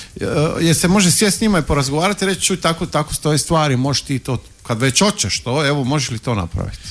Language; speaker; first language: Croatian; native; Croatian